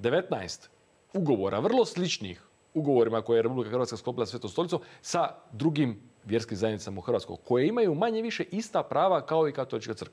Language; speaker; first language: Croatian; native; Croatian